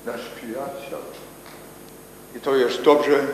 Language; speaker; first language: Polish; non-native, learner; German